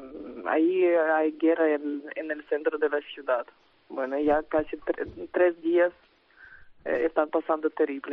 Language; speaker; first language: Spanish; non-native, fluent; Ukrainian